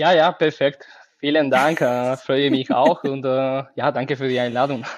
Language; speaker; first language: German; non-native, learner; Spanish